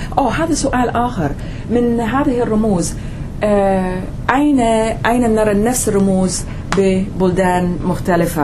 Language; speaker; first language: Arabic; non-native, fluent; English